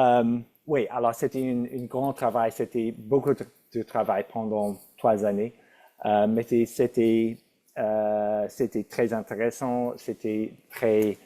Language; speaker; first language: French; non-native, local second language; English